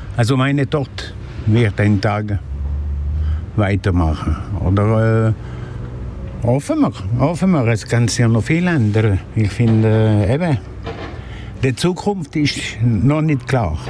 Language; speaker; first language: German; non-native, local second language; French